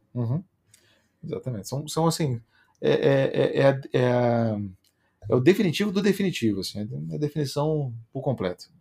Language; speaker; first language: Portuguese; native; Portuguese